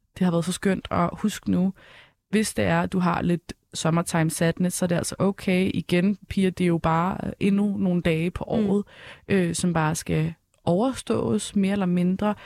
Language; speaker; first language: Danish; early bilingual, other home language; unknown